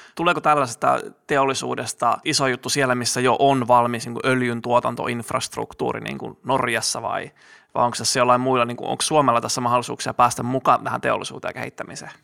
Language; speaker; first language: Finnish; native; Finnish